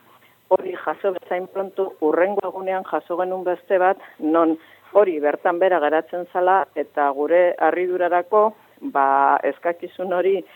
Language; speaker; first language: Basque; native; Basque